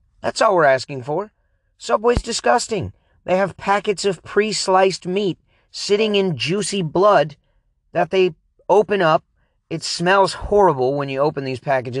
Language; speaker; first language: English; native; English